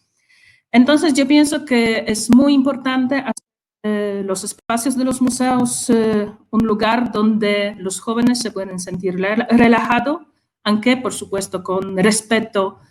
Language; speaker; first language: Spanish; non-native, fluent; Polish